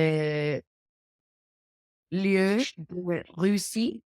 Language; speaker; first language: French; non-native, learner; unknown